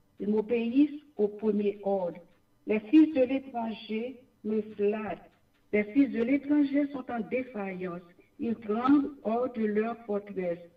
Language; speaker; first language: French; non-native, local second language; Haitian Creole